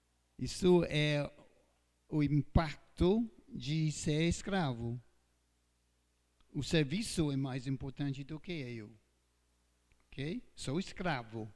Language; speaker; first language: Portuguese; non-native, fluent; English